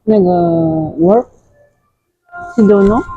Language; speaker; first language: English; non-native, learner; Indonesian